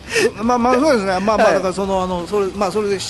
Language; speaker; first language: Japanese; native; Japanese